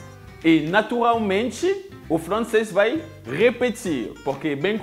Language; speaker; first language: Portuguese; non-native, fluent; French